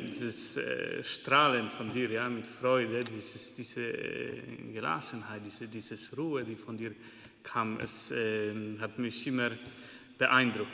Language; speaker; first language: German; non-native, fluent; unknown